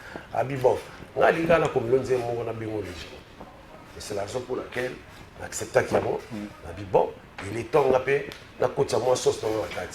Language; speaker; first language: French; non-native, local second language; Lingala